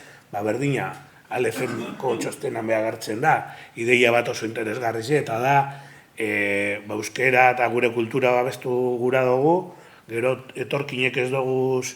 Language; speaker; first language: Basque; native; Basque